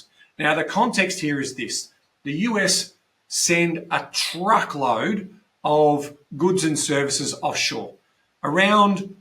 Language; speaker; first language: English; native; English